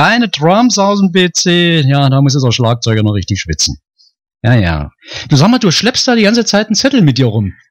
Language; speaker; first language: German; native; German